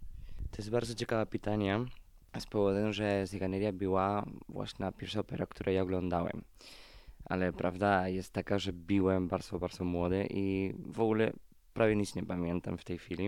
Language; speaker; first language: Polish; non-native, fluent; Spanish